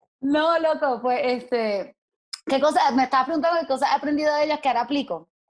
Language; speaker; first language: Spanish; native; Spanish